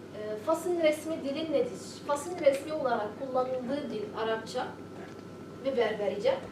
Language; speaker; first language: Turkish; non-native, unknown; Arabic